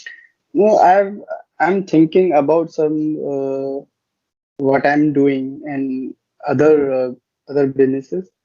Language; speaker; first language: English; non-native, learner; Hindi